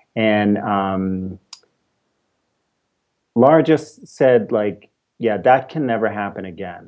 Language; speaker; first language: English; native; English